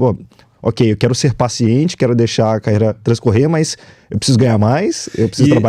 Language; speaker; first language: Portuguese; native; Portuguese